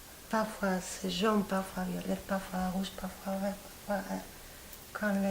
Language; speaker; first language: French; non-native, fluent; Spanish